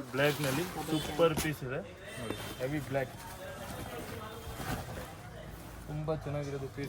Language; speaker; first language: Kannada; non-native, local second language; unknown